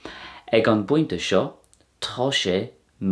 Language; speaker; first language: Irish; non-native, local second language; English